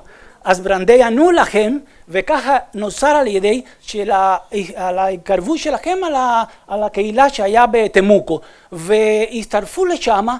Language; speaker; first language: Hebrew; non-native, fluent; Spanish